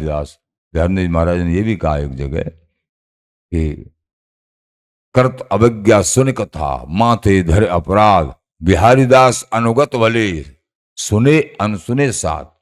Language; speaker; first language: Hindi; native; Hindi